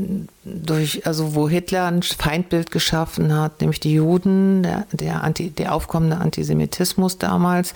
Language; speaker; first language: German; native; German